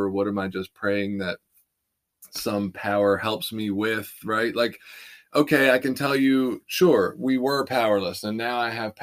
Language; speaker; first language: English; native; English